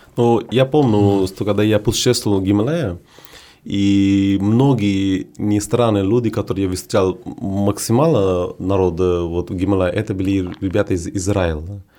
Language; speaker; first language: Russian; non-native, fluent; Hindi